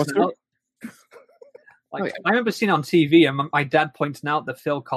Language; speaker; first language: English; native; English